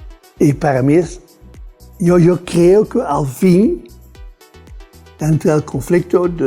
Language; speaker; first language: Spanish; non-native, fluent; Dutch